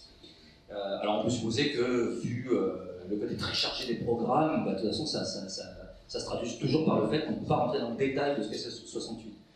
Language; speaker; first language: French; native; French